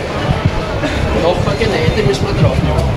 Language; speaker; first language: German; native; German